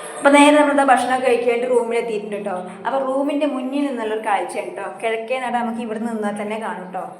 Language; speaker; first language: Malayalam; native; Malayalam